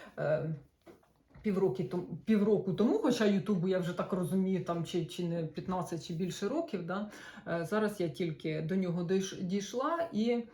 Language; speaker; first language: Ukrainian; non-native, local second language; Russian